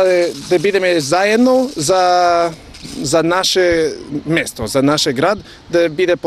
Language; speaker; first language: Macedonian; non-native, learner; English